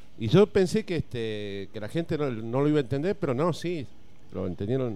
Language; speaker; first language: Spanish; native; Spanish